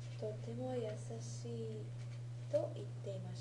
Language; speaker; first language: Japanese; non-native, learner; English